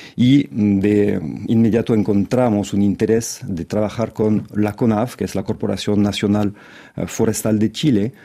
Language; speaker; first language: Spanish; non-native, fluent; French